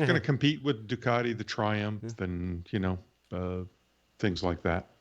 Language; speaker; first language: English; native; English